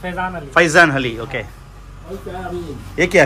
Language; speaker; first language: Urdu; non-native, local second language; Telugu